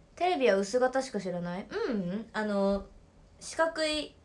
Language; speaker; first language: Japanese; native; Japanese